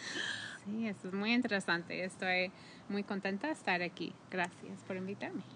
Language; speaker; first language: Spanish; non-native, fluent; English